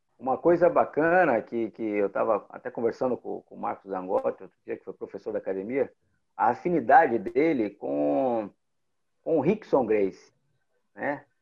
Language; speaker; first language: Portuguese; native; Portuguese